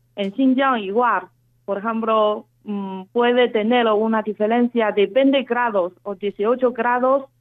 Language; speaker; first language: Spanish; non-native, fluent; Chinese